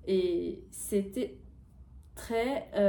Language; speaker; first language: French; non-native, learner; Portuguese